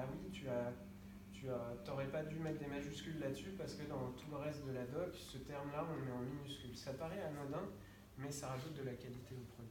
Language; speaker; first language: French; native; French